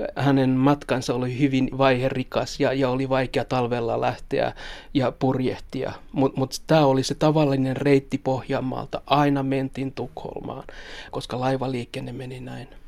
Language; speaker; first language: Finnish; non-native, local second language; Swedish